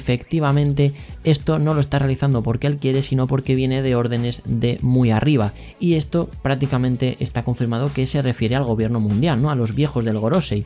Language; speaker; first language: Spanish; native; Spanish